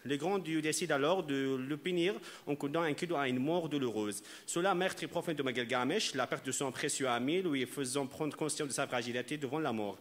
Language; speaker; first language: French; non-native, fluent; Arabic